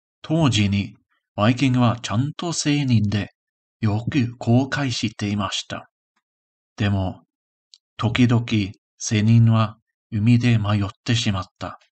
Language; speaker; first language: Japanese; non-native, learner; English